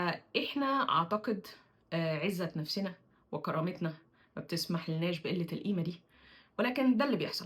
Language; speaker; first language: Arabic; native; Arabic